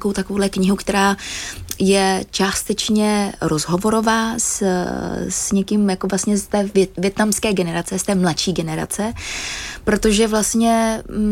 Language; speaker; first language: Czech; native; Czech